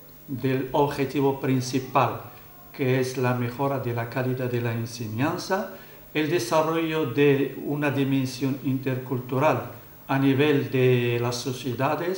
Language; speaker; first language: Spanish; non-native, fluent; Arabic